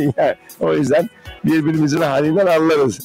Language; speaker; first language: Turkish; native; Turkish